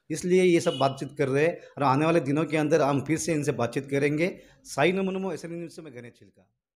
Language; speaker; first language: Hindi; non-native, local second language; Telugu